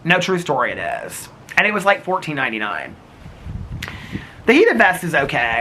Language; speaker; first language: English; native; English